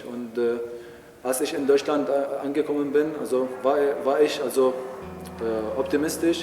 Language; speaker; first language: German; non-native, fluent; Arabic